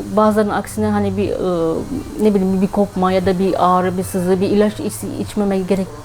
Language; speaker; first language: Turkish; non-native, fluent; Turkmen